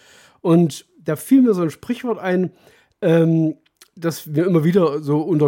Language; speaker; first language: German; native; German